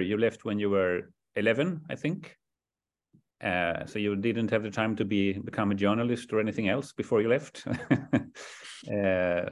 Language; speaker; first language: English; non-native, fluent; Swedish